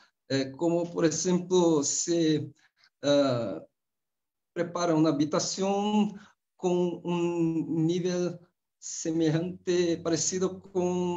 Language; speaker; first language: Spanish; non-native, fluent; Portuguese